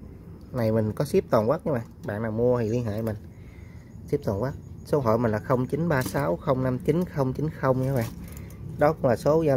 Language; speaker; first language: Vietnamese; native; Vietnamese